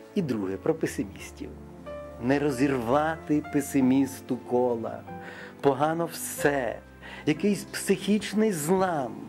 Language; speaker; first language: Ukrainian; non-native, local second language; Russian